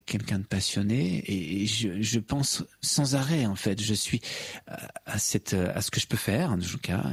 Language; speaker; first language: French; native; French